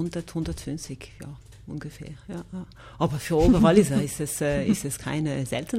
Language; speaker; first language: German; non-native, local second language; French